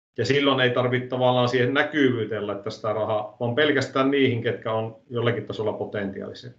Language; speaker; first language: Finnish; native; Finnish